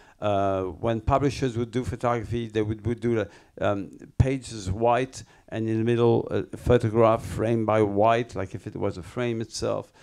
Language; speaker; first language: English; non-native, fluent; French